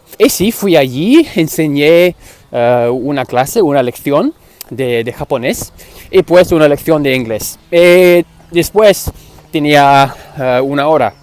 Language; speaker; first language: Spanish; non-native, fluent; English